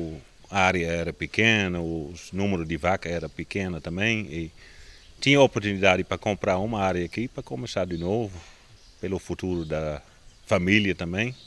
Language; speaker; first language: Portuguese; non-native, learner; Dutch